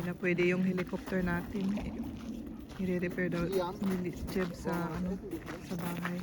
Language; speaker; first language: Filipino; native; Filipino